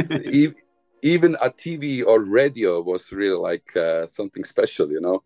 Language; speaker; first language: English; non-native, fluent; Bosnian